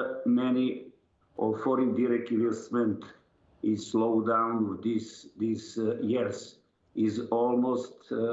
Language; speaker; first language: English; non-native, learner; Serbian